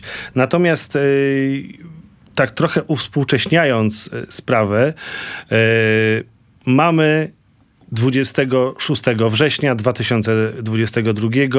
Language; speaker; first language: Polish; native; Polish